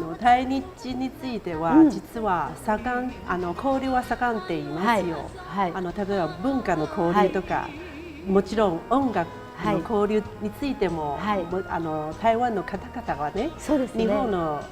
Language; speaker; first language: Japanese; non-native, fluent; Chinese